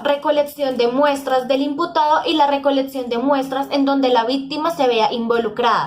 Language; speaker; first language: Spanish; native; Spanish